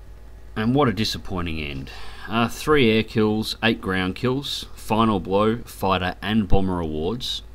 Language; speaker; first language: English; native; English